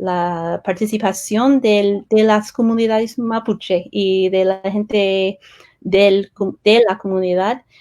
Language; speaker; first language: Spanish; non-native, fluent; English